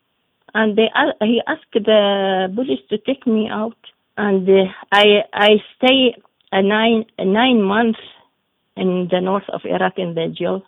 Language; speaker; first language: English; non-native, learner; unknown